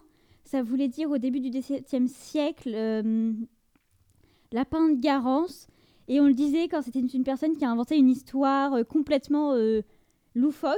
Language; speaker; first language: French; native; French